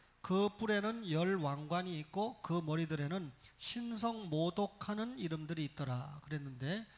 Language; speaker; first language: Korean; native; Korean